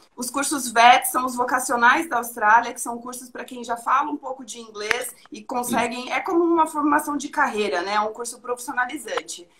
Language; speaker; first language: Portuguese; native; Portuguese